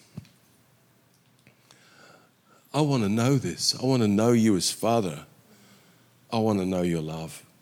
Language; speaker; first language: English; native; English